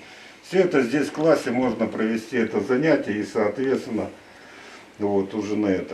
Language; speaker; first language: Russian; native; Russian